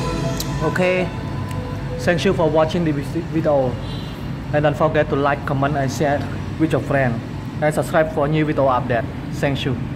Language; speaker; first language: English; non-native, learner; Khmer